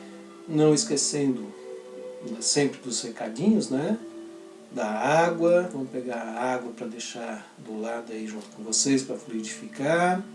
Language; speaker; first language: Portuguese; native; Portuguese